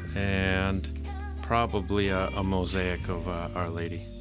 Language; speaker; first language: English; early bilingual, other home language; Filipino